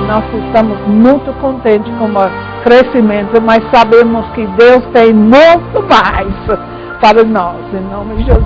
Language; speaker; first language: Portuguese; non-native, learner; English